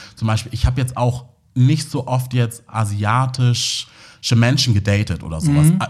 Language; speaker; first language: German; native; German